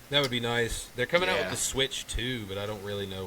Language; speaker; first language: English; native; English